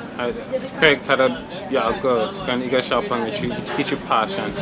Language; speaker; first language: Chinese; non-native, fluent; English